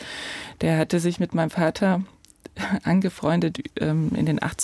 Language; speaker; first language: German; native; German